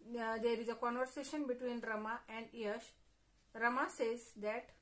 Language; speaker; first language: English; non-native, local second language; Marathi